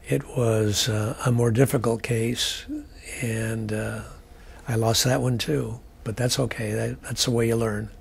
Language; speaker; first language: English; native; English